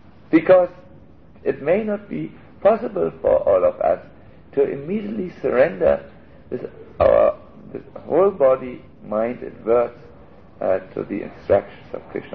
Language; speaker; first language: English; non-native, fluent; German